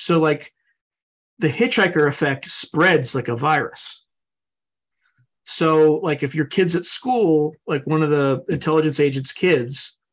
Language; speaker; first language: English; native; English